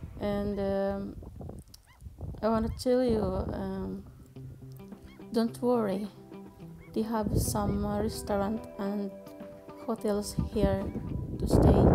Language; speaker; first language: English; non-native, learner; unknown